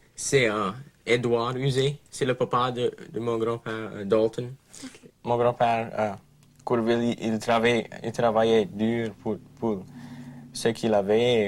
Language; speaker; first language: French; non-native, local second language; English